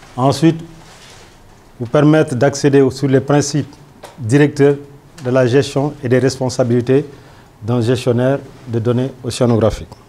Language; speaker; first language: French; non-native, local second language; Wolof